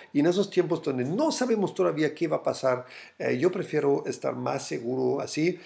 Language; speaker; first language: Spanish; non-native, fluent; German